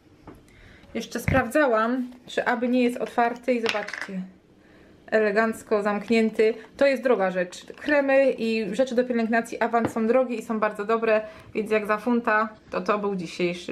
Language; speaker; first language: Polish; native; Polish